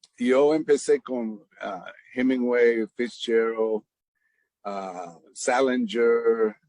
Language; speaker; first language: Spanish; non-native, fluent; English